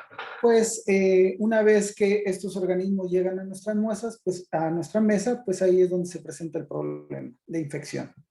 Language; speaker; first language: Spanish; native; Spanish